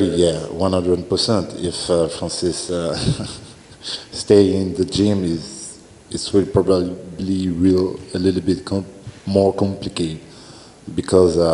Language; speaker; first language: English; non-native, learner; French